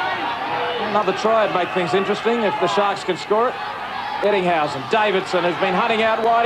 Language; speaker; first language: English; native; English